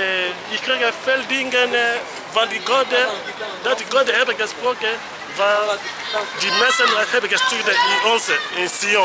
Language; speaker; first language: Dutch; non-native, learner; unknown